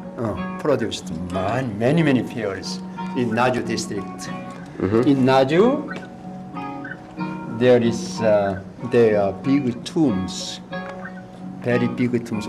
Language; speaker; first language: English; non-native, learner; Korean